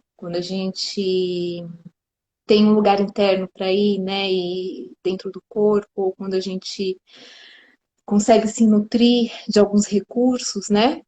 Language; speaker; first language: Portuguese; native; Portuguese